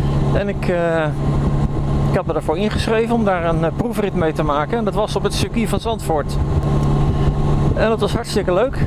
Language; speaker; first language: Dutch; native; Dutch